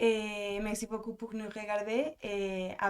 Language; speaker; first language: French; non-native, fluent; Spanish